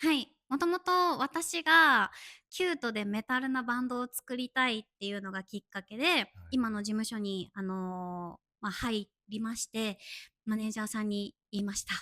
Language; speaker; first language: Japanese; native; Japanese